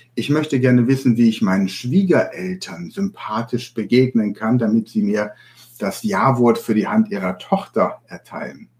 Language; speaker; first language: German; native; German